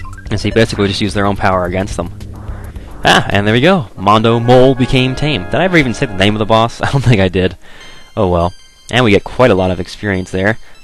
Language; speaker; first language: English; native; English